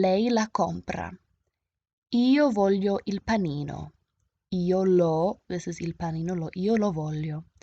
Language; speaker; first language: Italian; non-native, fluent; English